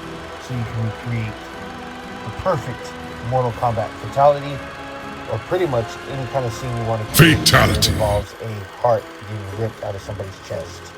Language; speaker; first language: English; native; English